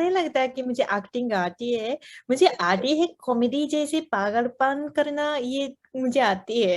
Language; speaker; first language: Hindi; non-native, fluent; Japanese